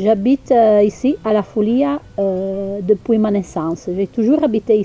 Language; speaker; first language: French; non-native, local second language; English